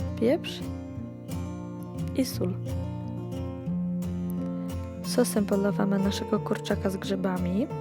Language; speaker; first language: Polish; non-native, fluent; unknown